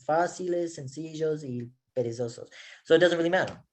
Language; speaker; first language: Spanish; non-native, learner; English